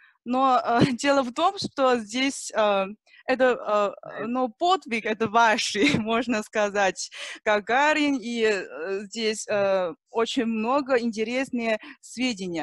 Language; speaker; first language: Russian; non-native, learner; Chinese